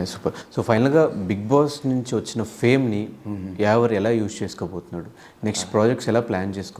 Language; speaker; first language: Telugu; native; Telugu